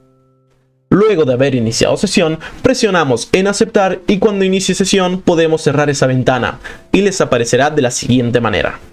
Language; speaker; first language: Spanish; native; Spanish